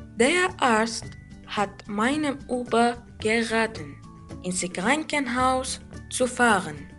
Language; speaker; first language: German; non-native, fluent; Arabic